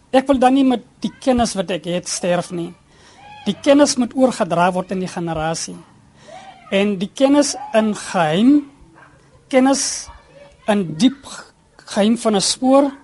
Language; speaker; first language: Afrikaans; native; Afrikaans